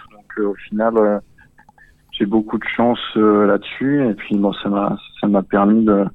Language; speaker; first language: French; native; French